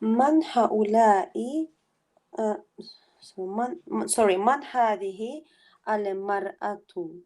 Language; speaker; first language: Arabic; non-native, learner; English